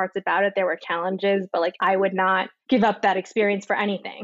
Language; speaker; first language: English; native; English